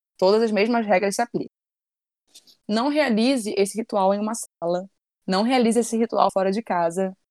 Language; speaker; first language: Portuguese; native; Portuguese